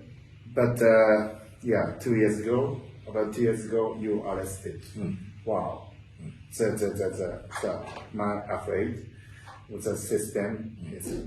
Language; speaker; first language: English; non-native, learner; Japanese